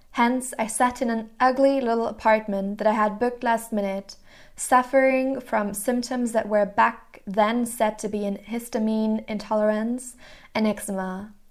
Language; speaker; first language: English; non-native, fluent; German